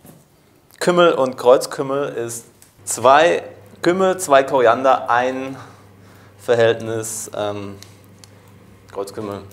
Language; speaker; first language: German; native; German